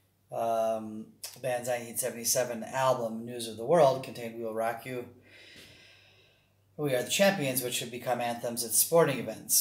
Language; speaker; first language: English; native; English